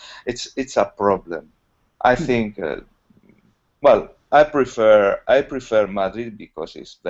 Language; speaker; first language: English; non-native, learner; Italian